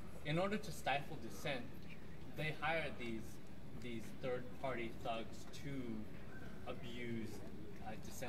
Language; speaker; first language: English; early bilingual, other home language; Vietnamese